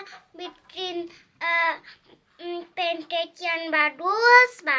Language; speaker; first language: Indonesian; early bilingual, heritage; Indonesian